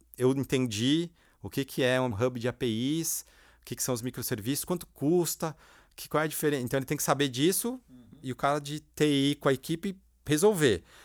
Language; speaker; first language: Portuguese; native; Portuguese